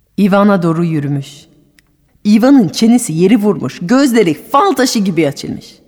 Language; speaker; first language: Turkish; non-native, fluent; French